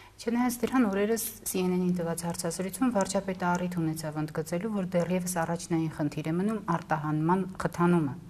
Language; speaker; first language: Armenian; native; Armenian